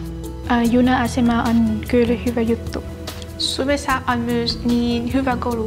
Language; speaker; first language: Finnish; non-native, fluent; Vietnamese